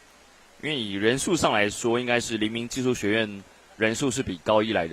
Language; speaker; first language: Chinese; native; Chinese